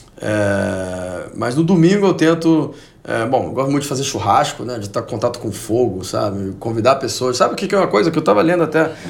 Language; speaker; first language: Portuguese; non-native, fluent; Spanish